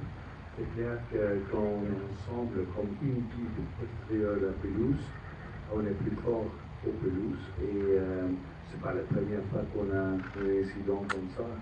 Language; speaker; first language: French; non-native, fluent; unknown